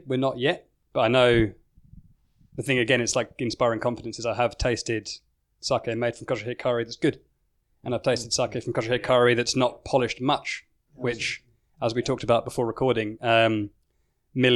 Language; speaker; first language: English; native; English